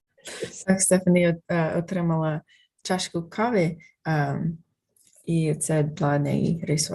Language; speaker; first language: Ukrainian; non-native, fluent; English